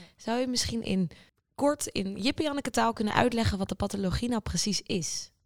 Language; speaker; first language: Dutch; native; Dutch